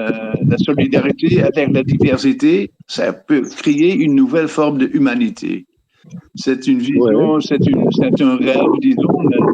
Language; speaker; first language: French; non-native, fluent; Dutch